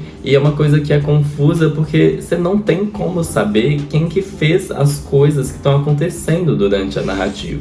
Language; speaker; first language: Portuguese; native; Portuguese